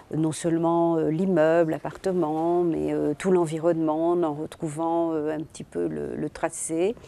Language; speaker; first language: French; native; French